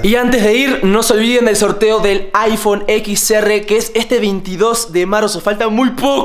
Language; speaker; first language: Spanish; native; Spanish